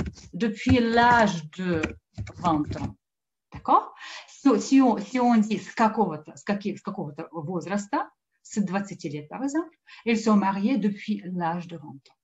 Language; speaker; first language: French; non-native, fluent; Russian